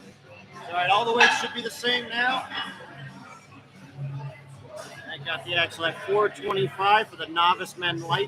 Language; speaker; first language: English; native; English